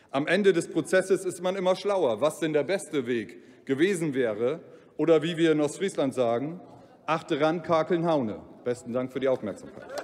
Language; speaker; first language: German; non-native, local second language; Low German